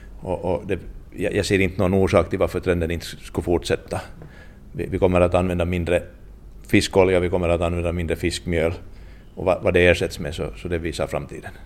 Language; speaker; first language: Swedish; non-native, fluent; Finnish